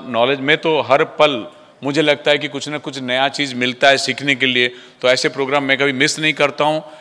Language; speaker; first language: Hindi; non-native, local second language; Odia